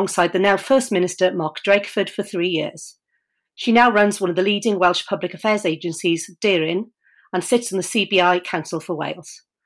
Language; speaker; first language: English; native; English